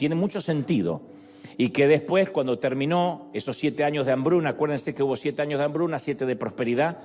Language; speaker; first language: Spanish; native; Spanish